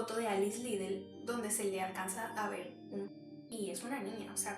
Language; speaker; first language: Spanish; native; Spanish